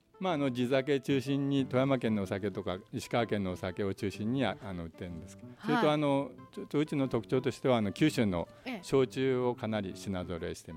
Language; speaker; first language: Japanese; native; Japanese